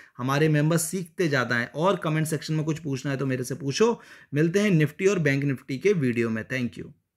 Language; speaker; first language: Hindi; native; Hindi